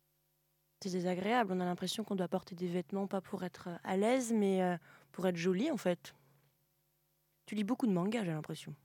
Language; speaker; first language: French; native; French